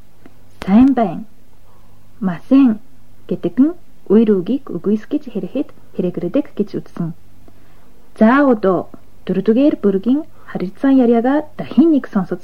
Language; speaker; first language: Mongolian; non-native, fluent; Japanese